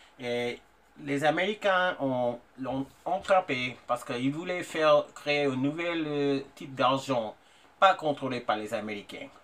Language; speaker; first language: French; non-native, fluent; English